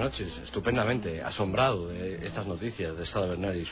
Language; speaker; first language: Spanish; native; Spanish